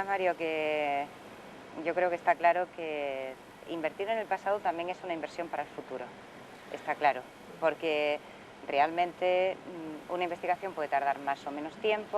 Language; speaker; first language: Spanish; native; Spanish